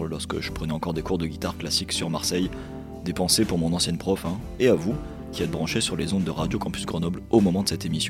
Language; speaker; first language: French; native; French